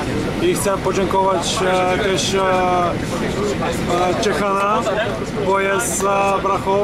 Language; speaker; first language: Polish; non-native, learner; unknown